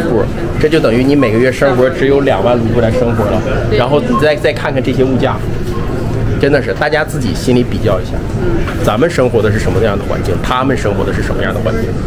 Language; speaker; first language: Chinese; native; Chinese